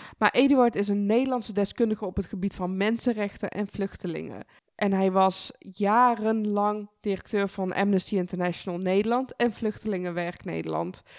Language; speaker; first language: Dutch; early bilingual, other home language; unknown